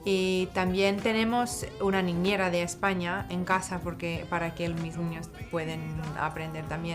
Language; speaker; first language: Spanish; non-native, fluent; English